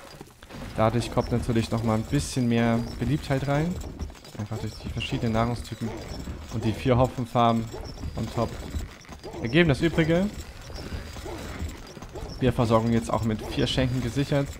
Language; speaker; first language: German; native; German